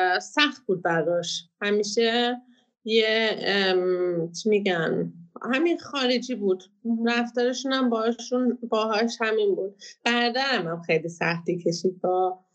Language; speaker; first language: Persian; early bilingual, heritage; Persian